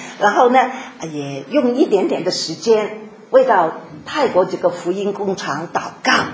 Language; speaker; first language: Chinese; non-native, local second language; Cantonese